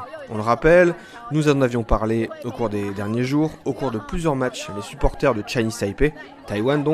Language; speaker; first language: French; native; French